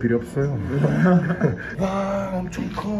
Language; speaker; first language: Korean; non-native, fluent; Italian